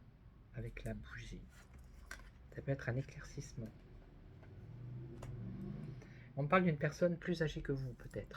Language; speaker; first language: French; native; French